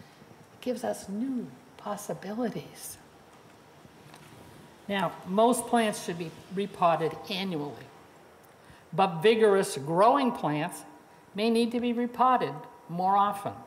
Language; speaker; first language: English; native; English